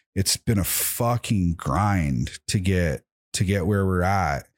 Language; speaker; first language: English; native; English